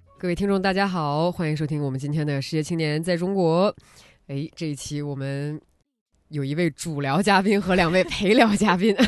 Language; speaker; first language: Chinese; native; Chinese